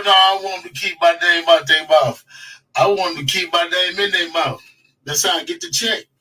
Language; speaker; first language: English; native; English